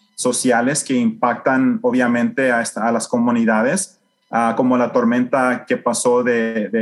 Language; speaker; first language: Spanish; native; Spanish